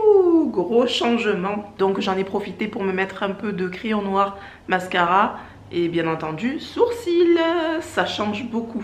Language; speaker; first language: French; native; French